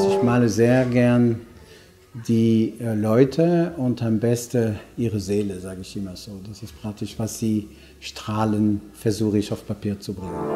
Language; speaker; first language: German; non-native, fluent; French